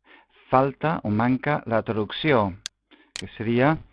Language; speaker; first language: Catalan; non-native, local second language; Spanish